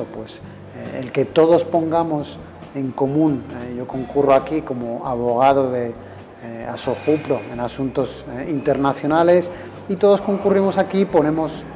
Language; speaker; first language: Spanish; native; Spanish